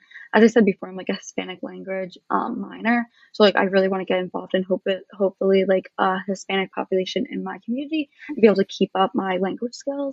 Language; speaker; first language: English; native; English